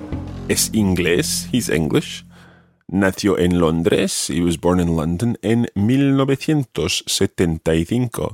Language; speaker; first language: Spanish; non-native, fluent; English